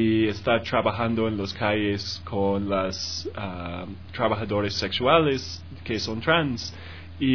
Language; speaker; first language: Spanish; non-native, learner; English